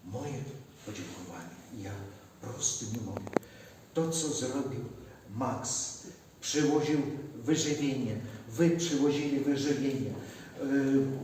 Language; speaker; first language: Polish; non-native, learner; Ukrainian